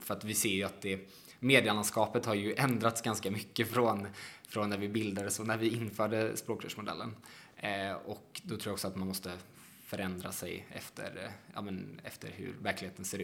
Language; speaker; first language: Swedish; native; Swedish